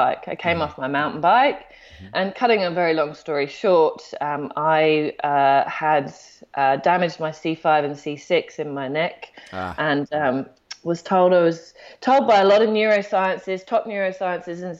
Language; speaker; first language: English; native; English